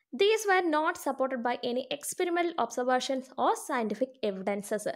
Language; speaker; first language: English; non-native, local second language; Malayalam